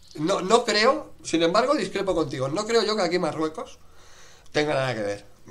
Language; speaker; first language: Spanish; native; Spanish